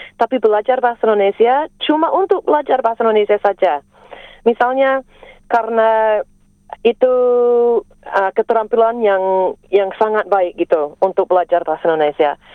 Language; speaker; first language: Indonesian; non-native, fluent; English